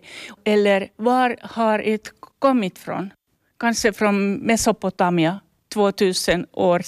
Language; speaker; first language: Swedish; non-native, learner; Finnish